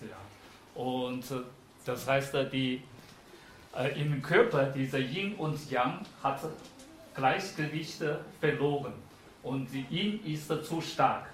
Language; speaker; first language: German; non-native, fluent; Chinese